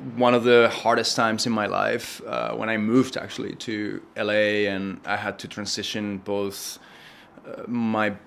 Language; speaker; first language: English; non-native, fluent; Spanish